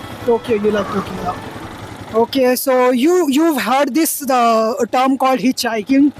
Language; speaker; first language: English; non-native, learner; Hindi